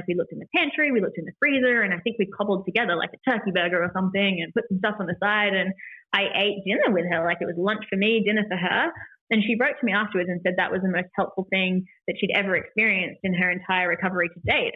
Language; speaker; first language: English; native; English